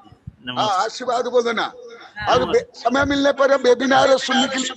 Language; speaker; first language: Hindi; native; Hindi